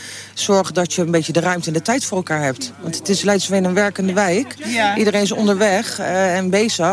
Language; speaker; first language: Dutch; native; Dutch